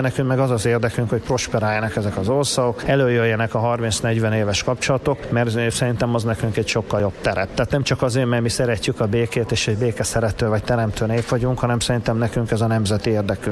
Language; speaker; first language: Hungarian; native; Hungarian